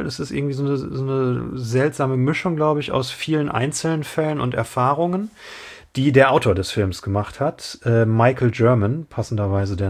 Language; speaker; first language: German; native; German